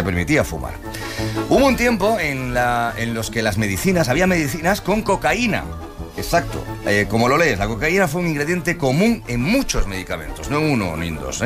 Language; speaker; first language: Spanish; native; Spanish